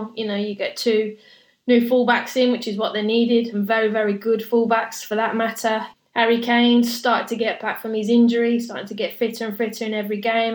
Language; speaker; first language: English; native; English